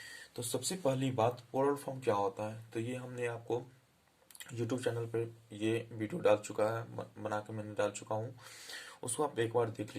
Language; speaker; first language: Hindi; native; Hindi